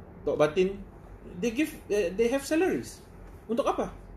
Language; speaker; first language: English; non-native, local second language; Malay